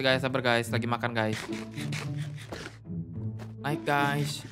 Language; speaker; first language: Indonesian; native; Indonesian